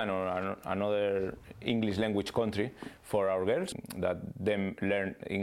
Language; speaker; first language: English; non-native, fluent; Spanish